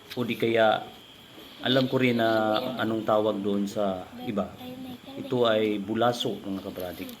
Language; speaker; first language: Filipino; native; Filipino